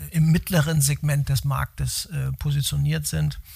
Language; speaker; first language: German; native; German